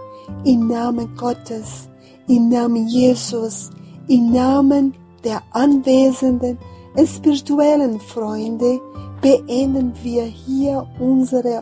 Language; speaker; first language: German; non-native, fluent; Portuguese